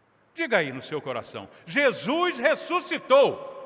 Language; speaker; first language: Portuguese; native; Portuguese